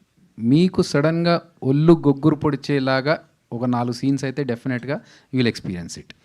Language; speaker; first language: Telugu; native; Telugu